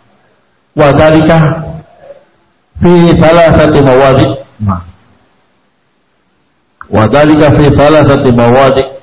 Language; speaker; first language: Arabic; non-native, fluent; Indonesian